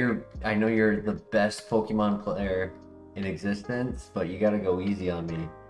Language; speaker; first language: English; native; English